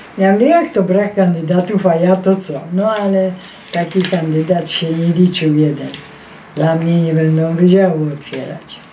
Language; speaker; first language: Polish; native; Polish